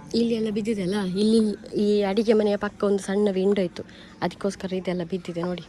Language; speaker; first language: Kannada; non-native, local second language; Tulu